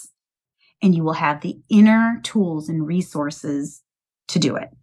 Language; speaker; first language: English; native; English